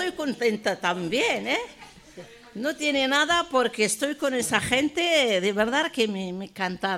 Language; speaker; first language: Spanish; non-native, learner; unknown